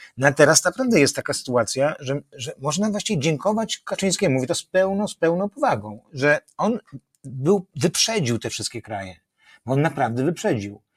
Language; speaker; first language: Polish; native; Polish